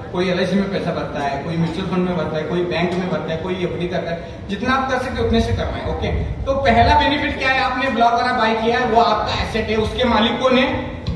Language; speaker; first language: Hindi; non-native, local second language; Marathi